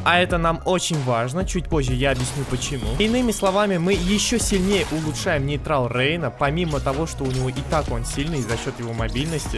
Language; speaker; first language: Russian; native; Russian